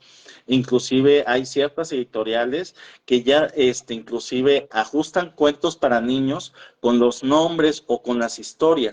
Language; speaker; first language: Spanish; native; Spanish